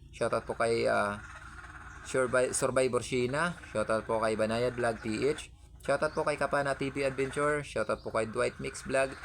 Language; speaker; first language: Filipino; non-native, local second language; Cebuano